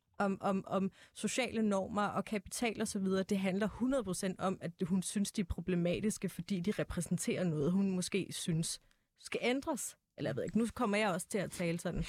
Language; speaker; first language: Danish; native; Danish